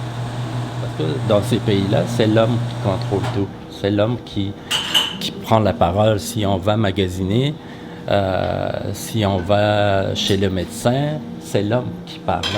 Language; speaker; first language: French; non-native, fluent; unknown